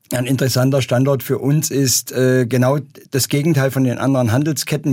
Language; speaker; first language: German; native; German